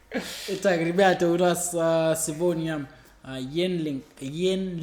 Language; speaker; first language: Russian; non-native, fluent; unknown